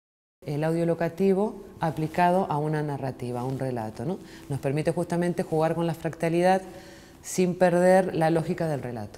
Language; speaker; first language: Spanish; native; Spanish